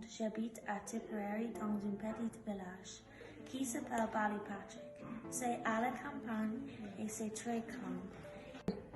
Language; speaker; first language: French; non-native, learner; English